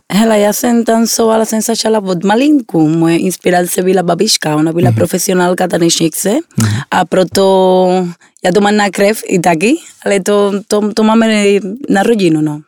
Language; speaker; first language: Czech; non-native, learner; Spanish